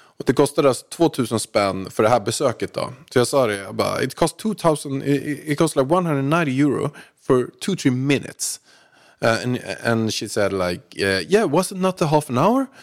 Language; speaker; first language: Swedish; native; Swedish